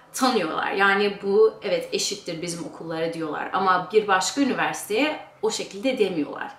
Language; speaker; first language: Turkish; early bilingual, heritage; Turkish